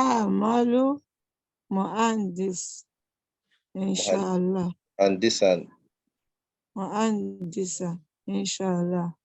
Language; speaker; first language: Arabic; non-native, learner; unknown